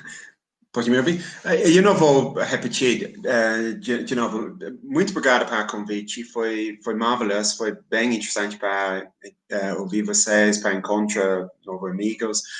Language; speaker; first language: Portuguese; non-native, fluent; English